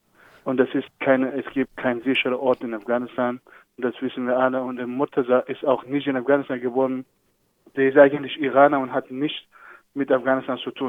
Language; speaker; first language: German; non-native, fluent; Persian